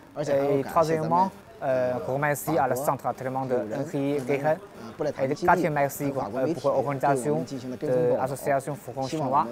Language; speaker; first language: French; non-native, fluent; Chinese